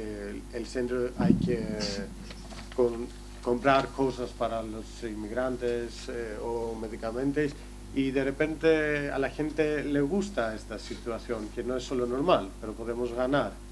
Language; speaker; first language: Spanish; non-native, learner; Greek